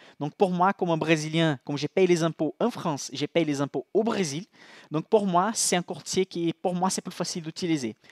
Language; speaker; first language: French; non-native, fluent; Portuguese